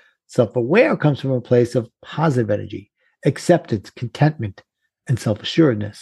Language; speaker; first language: English; native; English